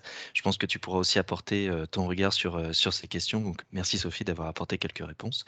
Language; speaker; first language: French; native; French